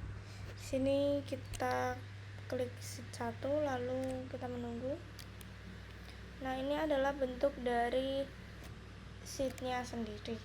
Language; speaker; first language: Indonesian; native; Indonesian